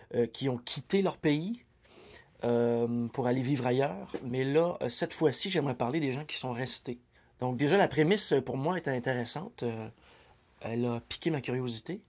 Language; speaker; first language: French; native; French